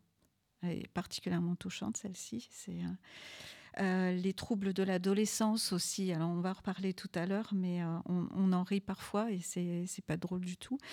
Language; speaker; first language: French; native; French